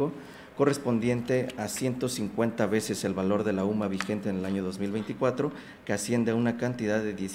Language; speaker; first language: Spanish; native; Spanish